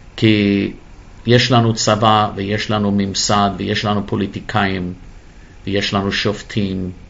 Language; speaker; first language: Hebrew; non-native, fluent; English